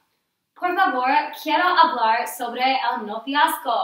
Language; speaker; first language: Spanish; non-native, learner; English